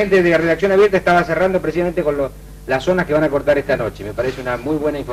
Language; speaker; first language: Spanish; native; Spanish